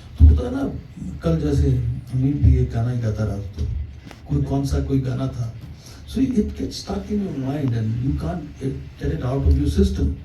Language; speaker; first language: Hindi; early bilingual, heritage; Hindi